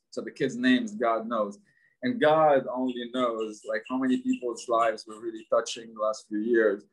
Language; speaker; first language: English; non-native, fluent; Arabic